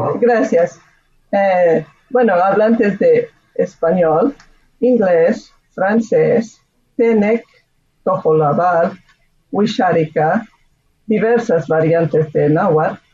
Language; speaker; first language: Spanish; non-native, fluent; English